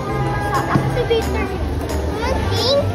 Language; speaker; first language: English; non-native, local second language; Filipino